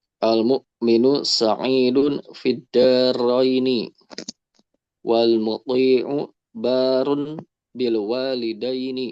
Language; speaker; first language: Arabic; non-native, learner; Indonesian